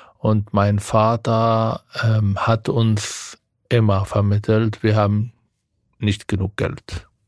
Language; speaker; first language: German; non-native, fluent; Arabic